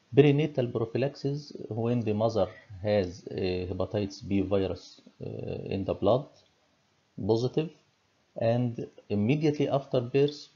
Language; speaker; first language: English; non-native, fluent; Arabic